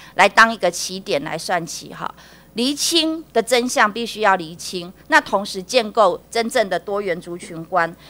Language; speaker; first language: Chinese; native; Chinese